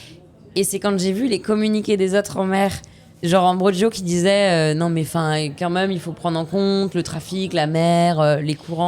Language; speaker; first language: French; native; French